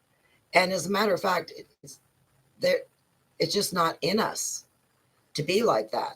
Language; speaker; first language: English; native; English